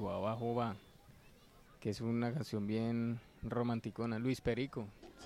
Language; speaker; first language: Spanish; native; Spanish